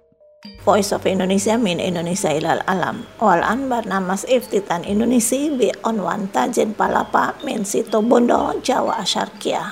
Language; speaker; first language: Arabic; non-native, fluent; Indonesian